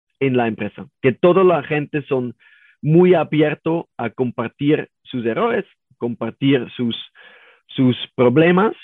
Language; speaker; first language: Spanish; non-native, learner; German